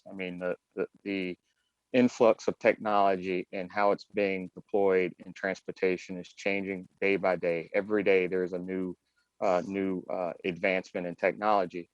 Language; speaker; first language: English; native; English